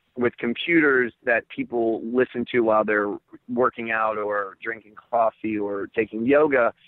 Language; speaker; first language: English; native; English